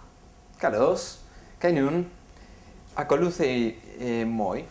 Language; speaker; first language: Greek; non-native, fluent; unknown